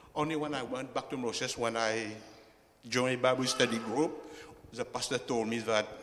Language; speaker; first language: English; non-native, fluent; Chinese